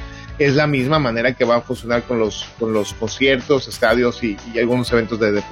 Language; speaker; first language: Spanish; native; Spanish